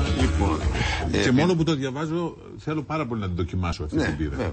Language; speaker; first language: Greek; native; Greek